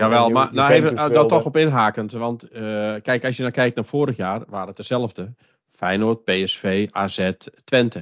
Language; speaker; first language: Dutch; native; Dutch